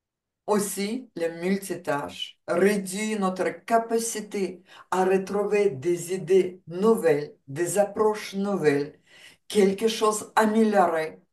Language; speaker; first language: French; non-native, fluent; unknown